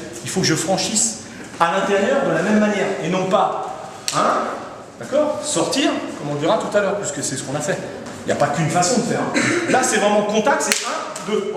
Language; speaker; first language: French; native; French